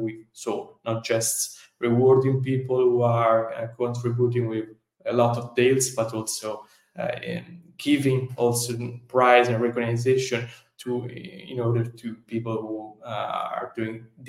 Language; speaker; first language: English; non-native, fluent; Italian